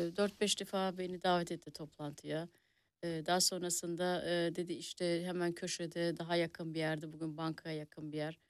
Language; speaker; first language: Turkish; early bilingual, heritage; Turkish